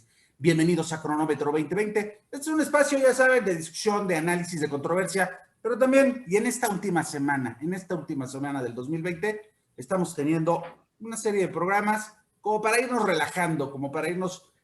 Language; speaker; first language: Spanish; native; Spanish